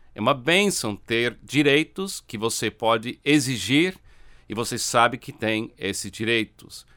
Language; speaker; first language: Portuguese; non-native, fluent; English